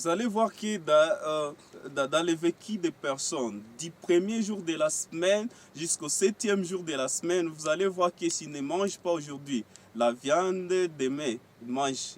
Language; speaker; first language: French; non-native, local second language; Swahili